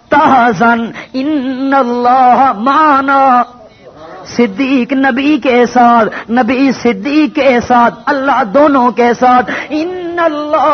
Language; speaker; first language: Urdu; non-native, local second language; Punjabi